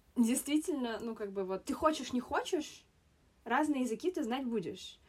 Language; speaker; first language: Russian; native; Russian